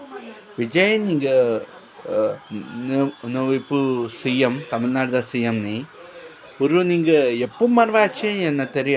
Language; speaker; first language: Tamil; non-native, learner; Telugu